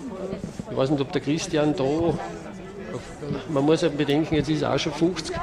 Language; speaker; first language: German; native; German